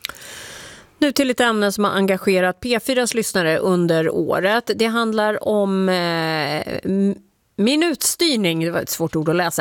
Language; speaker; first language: Swedish; native; Swedish